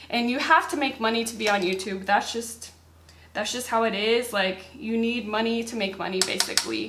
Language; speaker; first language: English; native; English